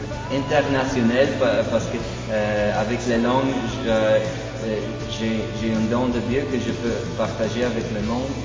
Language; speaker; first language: French; non-native, fluent; Polish